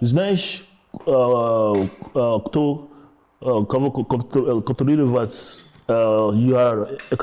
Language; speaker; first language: Russian; non-native, learner; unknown